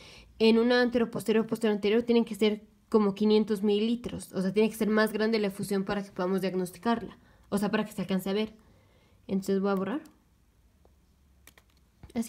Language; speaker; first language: Spanish; native; Spanish